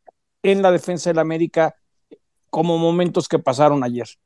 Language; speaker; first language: Spanish; native; Spanish